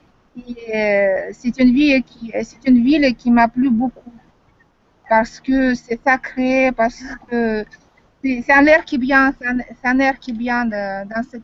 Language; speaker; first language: French; non-native, fluent; Russian